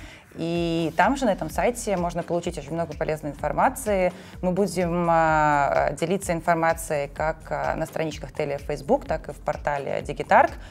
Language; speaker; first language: Russian; native; Russian